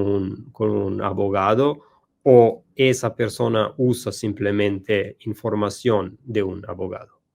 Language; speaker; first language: Spanish; non-native, learner; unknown